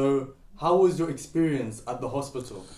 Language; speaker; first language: English; native; English